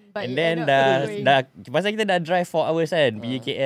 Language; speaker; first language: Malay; native; Malay